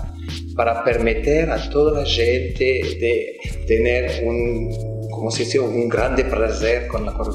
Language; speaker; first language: Spanish; non-native, fluent; French